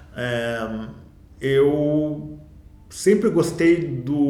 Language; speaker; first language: Portuguese; native; Portuguese